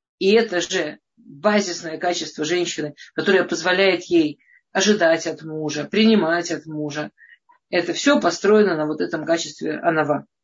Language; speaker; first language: Russian; early bilingual, heritage; Russian